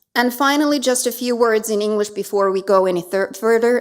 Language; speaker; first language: English; non-native, fluent; Finnish